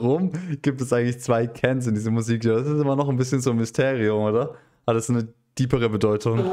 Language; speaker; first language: German; native; German